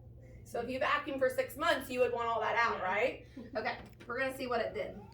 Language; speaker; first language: English; native; English